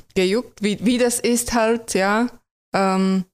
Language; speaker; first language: German; non-native, fluent; Croatian